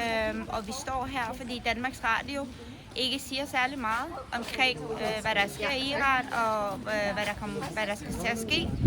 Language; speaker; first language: Danish; non-native, fluent; Persian